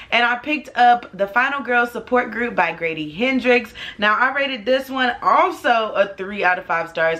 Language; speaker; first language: English; native; English